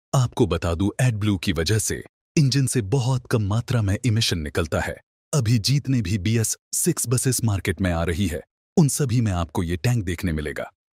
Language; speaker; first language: Hindi; non-native, local second language; Marathi